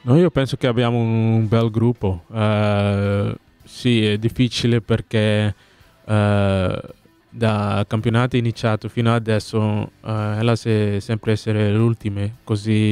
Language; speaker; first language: Italian; non-native, learner; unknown